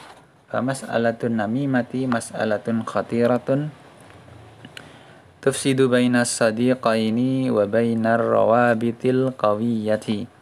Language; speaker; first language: Arabic; non-native, fluent; Indonesian